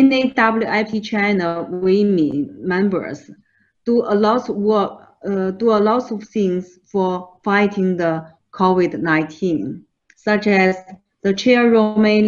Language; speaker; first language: English; non-native, fluent; Chinese